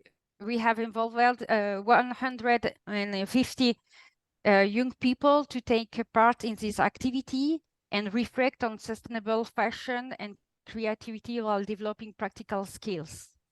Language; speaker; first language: English; non-native, fluent; Italian